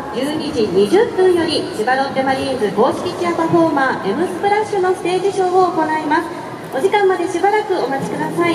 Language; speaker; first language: Japanese; native; Japanese